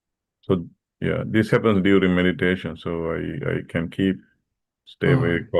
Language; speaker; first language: English; non-native, fluent; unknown